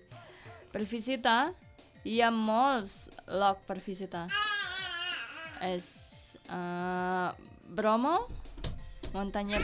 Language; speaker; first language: Catalan; non-native, learner; Indonesian